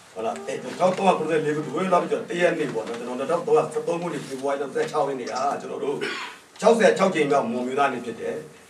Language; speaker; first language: Burmese; non-native, local second language; Mon